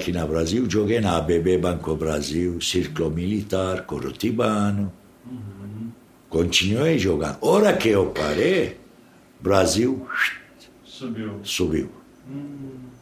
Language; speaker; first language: Portuguese; non-native, learner; Arabic